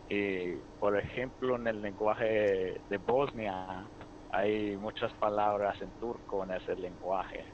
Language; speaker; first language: Spanish; early bilingual, heritage; Spanish